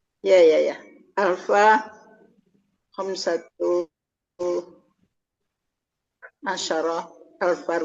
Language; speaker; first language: Arabic; non-native, learner; Indonesian